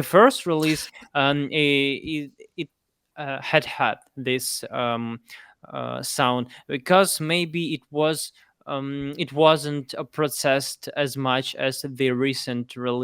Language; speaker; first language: English; non-native, fluent; Russian